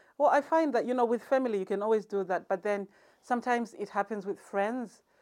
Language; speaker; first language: English; non-native, local second language; Shona